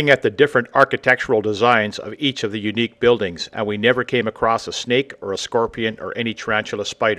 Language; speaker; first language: English; native; English